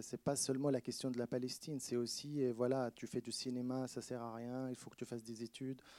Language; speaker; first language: French; non-native, fluent; Arabic